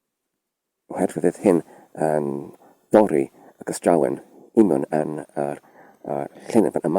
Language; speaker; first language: Welsh; non-native, learner; English